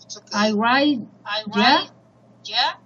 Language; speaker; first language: English; non-native, learner; Spanish